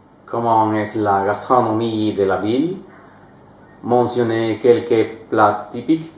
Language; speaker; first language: French; non-native, learner; Spanish